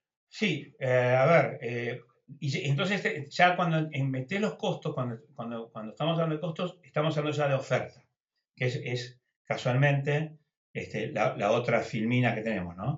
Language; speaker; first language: Spanish; native; Spanish